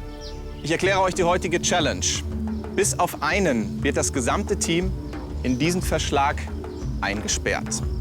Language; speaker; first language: German; native; German